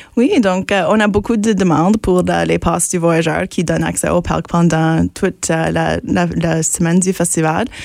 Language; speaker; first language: French; non-native, local second language; English